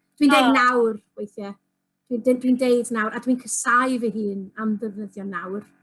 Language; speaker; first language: Welsh; non-native, local second language; English